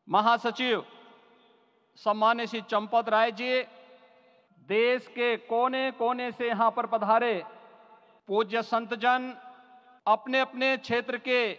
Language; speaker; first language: Hindi; native; Hindi